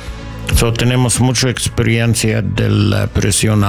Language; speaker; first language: Spanish; non-native, learner; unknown